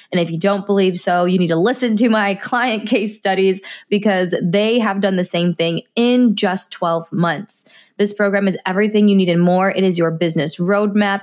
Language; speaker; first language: English; native; English